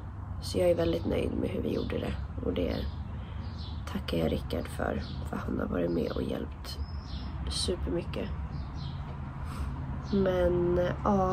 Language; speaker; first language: Swedish; native; Swedish